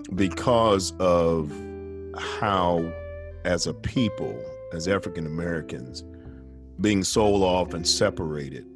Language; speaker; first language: English; native; English